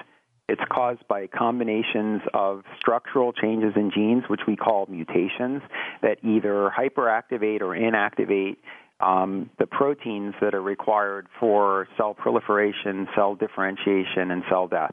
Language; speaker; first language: English; native; English